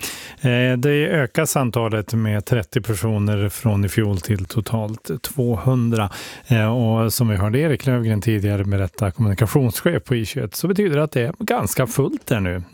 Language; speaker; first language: Swedish; native; Swedish